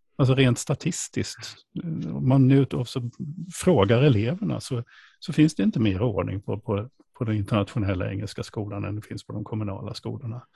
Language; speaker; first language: Swedish; native; Swedish